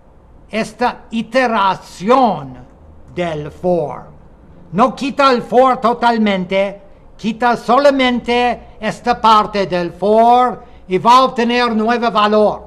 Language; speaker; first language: Spanish; non-native, fluent; English